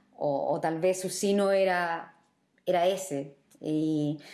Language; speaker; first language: Spanish; native; Spanish